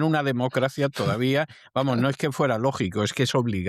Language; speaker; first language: Spanish; native; Spanish